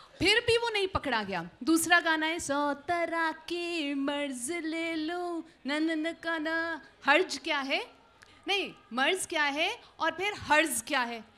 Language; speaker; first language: Hindi; native; Hindi